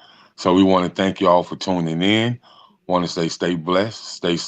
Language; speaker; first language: English; native; English